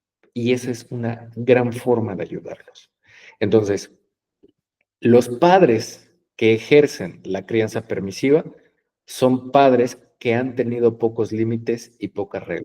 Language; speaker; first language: Spanish; native; Spanish